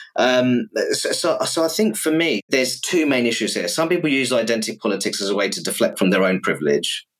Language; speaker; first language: English; native; English